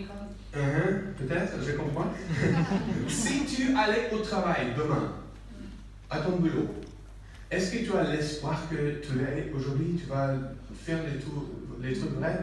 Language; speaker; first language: French; non-native, learner; English